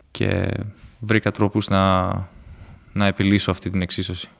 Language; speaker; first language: Greek; native; Greek